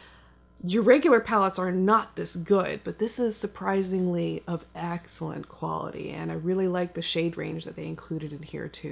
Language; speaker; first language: English; native; English